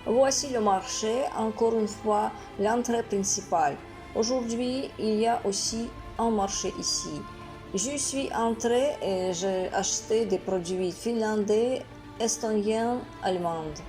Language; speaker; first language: French; non-native, fluent; Russian